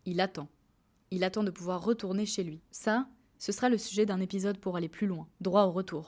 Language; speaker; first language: French; native; French